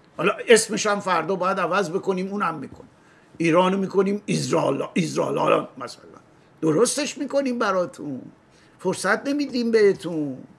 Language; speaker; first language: Persian; native; Persian